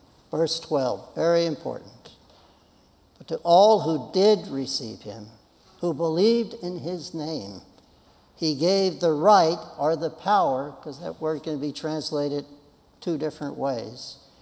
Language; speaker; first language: English; native; English